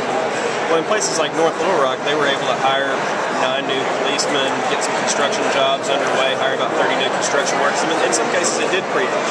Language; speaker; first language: English; native; English